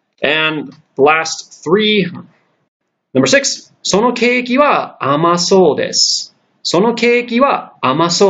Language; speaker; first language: Japanese; non-native, fluent; English